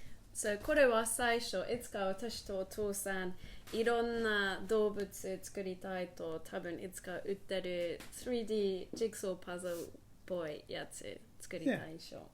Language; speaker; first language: Japanese; non-native, learner; English